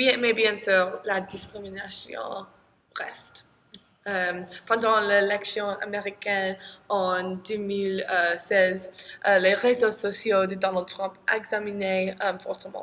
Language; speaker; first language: French; non-native, learner; English